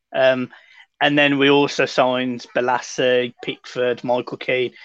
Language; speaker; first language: English; native; English